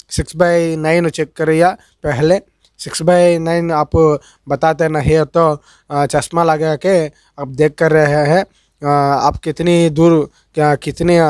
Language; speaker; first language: Hindi; non-native, local second language; Telugu